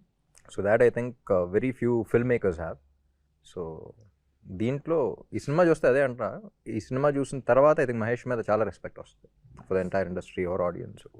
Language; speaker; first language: Telugu; native; Telugu